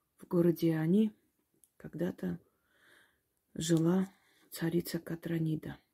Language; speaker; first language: Russian; non-native, local second language; Armenian